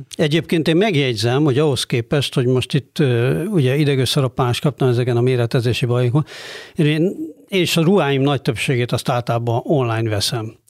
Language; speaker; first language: Hungarian; native; Hungarian